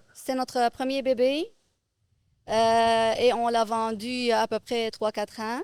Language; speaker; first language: French; non-native, local second language; Arabic